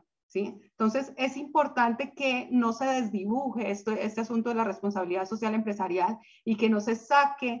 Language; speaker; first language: Spanish; native; Spanish